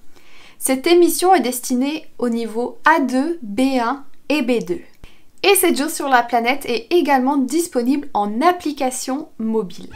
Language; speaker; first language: French; native; French